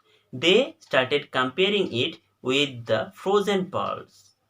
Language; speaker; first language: English; non-native, local second language; Bangla